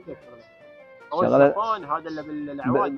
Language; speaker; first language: Arabic; native; Arabic